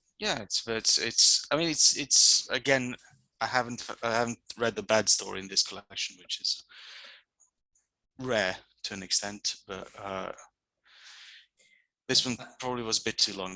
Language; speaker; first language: English; non-native, fluent; Serbian